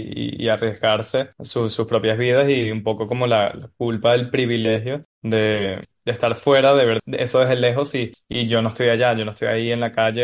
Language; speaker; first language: Spanish; native; Spanish